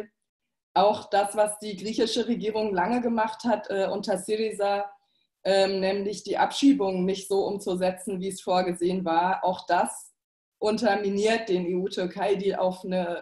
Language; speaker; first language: German; native; German